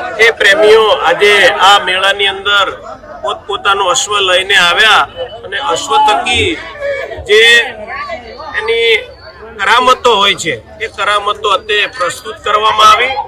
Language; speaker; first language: Gujarati; native; Gujarati